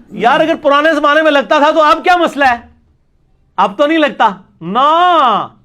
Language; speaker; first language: Urdu; non-native, local second language; Punjabi